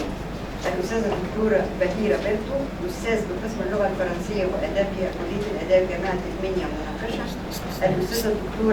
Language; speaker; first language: Arabic; native; Arabic